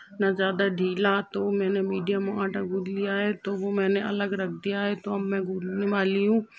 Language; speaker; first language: Hindi; native; Hindi